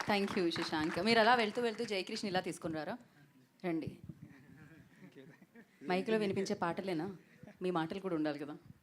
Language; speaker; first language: Telugu; native; Telugu